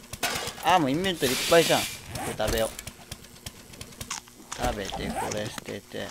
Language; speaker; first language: Japanese; native; Japanese